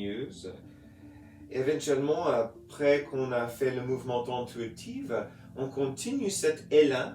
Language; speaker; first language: French; non-native, fluent; English